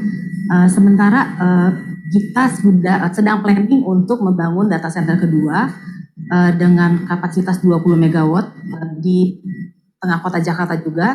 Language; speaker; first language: Indonesian; native; Indonesian